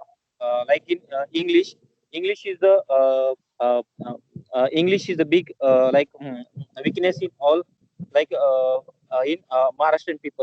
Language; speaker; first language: English; non-native, learner; Marathi